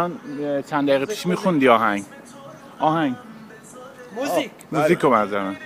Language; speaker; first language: Persian; native; Persian